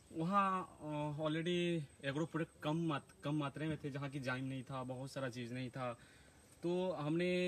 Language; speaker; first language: Hindi; native; Hindi